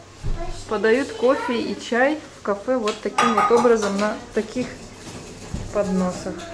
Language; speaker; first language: Russian; native; Russian